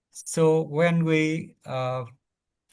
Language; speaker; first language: English; non-native, learner; Vietnamese